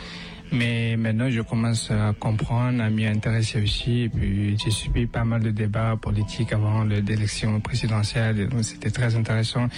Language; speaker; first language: French; non-native, fluent; Tibetan